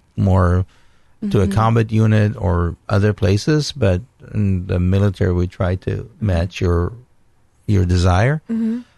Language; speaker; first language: English; non-native, fluent; Hebrew